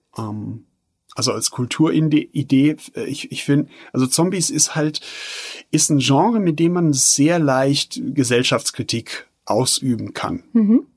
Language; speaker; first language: German; non-native, fluent; Bosnian